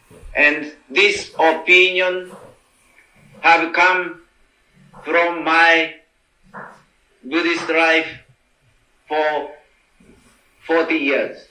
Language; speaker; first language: English; non-native, learner; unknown